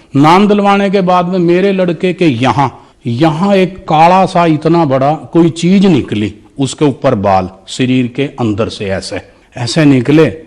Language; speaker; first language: Hindi; native; Hindi